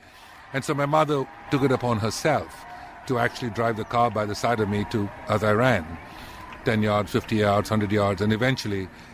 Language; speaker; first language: English; non-native, local second language; Tamil